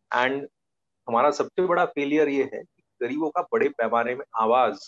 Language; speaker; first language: Hindi; non-native, local second language; Marathi